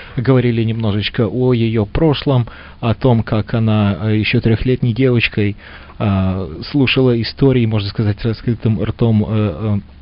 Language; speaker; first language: Russian; native; Russian